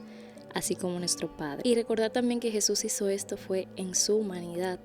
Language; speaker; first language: Spanish; native; Spanish